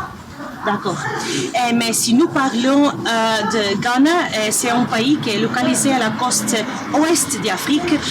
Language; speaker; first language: French; non-native, learner; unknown